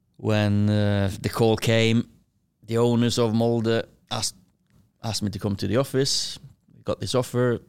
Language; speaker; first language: English; non-native, fluent; Norwegian